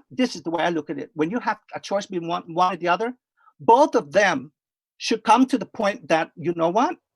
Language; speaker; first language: English; non-native, fluent; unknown